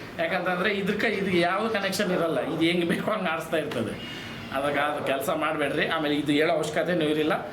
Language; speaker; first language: Kannada; native; Kannada